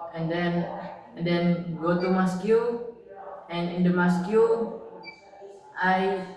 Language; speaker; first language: English; non-native, learner; Indonesian